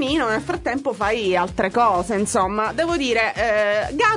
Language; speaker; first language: Italian; native; Italian